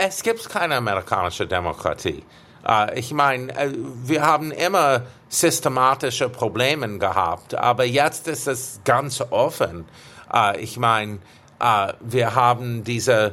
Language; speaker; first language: German; early bilingual, heritage; English